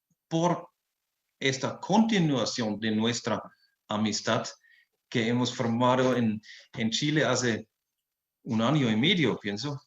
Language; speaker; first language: Spanish; non-native, fluent; German